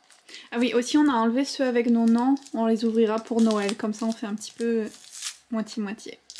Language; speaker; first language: French; native; French